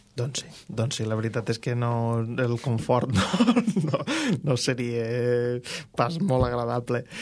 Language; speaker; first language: Catalan; native; Catalan